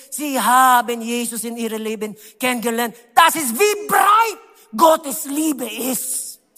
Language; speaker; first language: German; non-native, learner; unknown